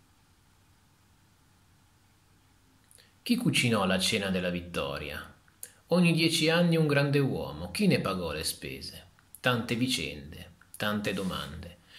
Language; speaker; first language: Italian; native; Italian